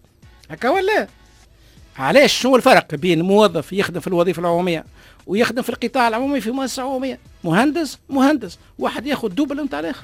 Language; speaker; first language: Arabic; native; Arabic